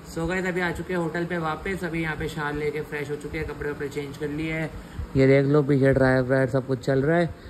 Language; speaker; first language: Hindi; native; Hindi